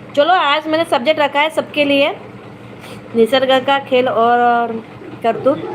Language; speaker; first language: Hindi; non-native, local second language; Marathi